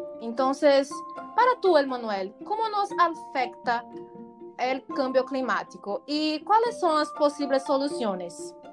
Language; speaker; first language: Spanish; non-native, learner; Portuguese